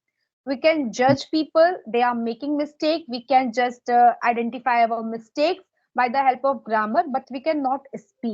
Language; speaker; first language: English; non-native, local second language; Hindi